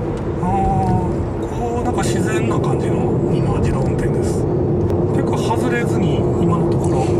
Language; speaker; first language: Japanese; native; Japanese